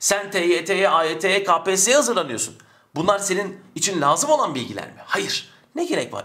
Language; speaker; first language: Turkish; native; Turkish